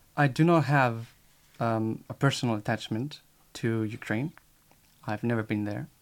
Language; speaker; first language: English; non-native, fluent; Spanish